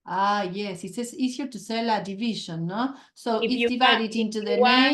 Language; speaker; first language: English; non-native, fluent; Spanish